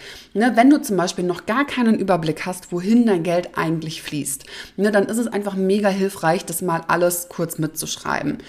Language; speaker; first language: German; native; German